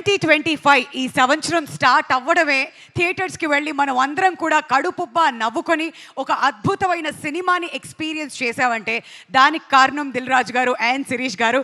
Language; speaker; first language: Telugu; native; Telugu